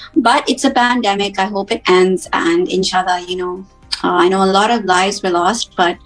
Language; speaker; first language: English; early bilingual, other home language; Hindi